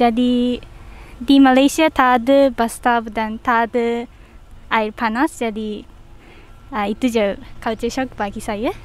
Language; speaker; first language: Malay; non-native, fluent; Japanese